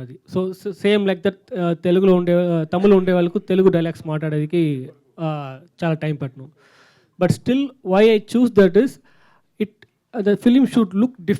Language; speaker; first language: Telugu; non-native, learner; Tamil